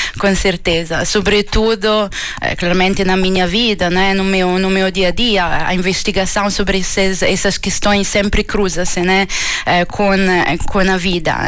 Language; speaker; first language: Portuguese; non-native, fluent; Italian